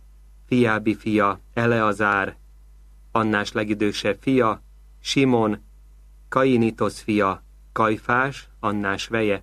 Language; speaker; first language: Hungarian; native; Hungarian